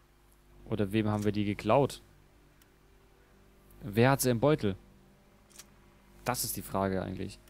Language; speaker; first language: German; native; German